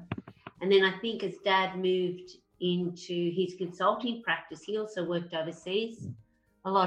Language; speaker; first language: English; native; English